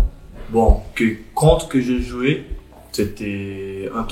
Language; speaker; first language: French; non-native, learner; Portuguese